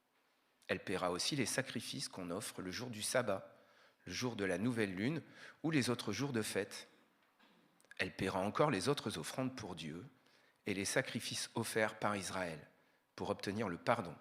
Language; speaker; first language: French; native; French